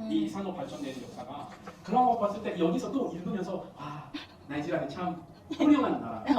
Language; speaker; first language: Korean; non-native, fluent; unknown